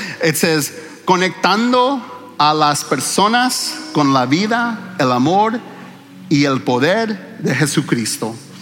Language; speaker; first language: Spanish; non-native, learner; English